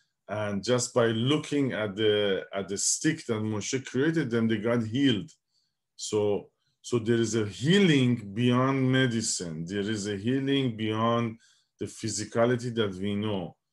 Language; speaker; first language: English; non-native, fluent; Persian